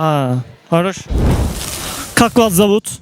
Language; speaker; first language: Russian; non-native, learner; Turkish